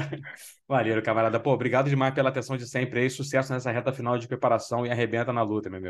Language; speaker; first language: Portuguese; native; Portuguese